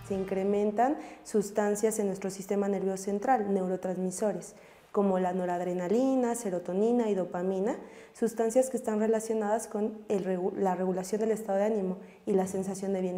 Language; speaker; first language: Spanish; native; Spanish